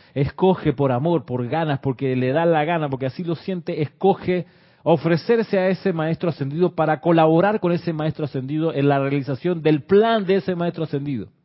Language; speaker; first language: Spanish; native; Spanish